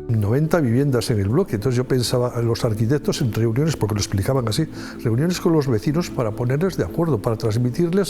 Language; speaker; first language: Spanish; native; Spanish